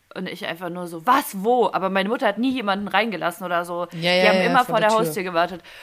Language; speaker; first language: German; early bilingual, other home language; Ukrainian